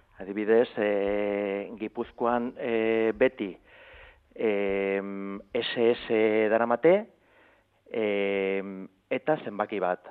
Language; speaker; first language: Basque; non-native, local second language; Spanish